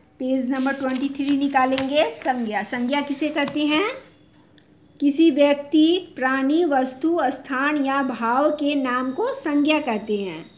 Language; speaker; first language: Hindi; non-native, local second language; Bangla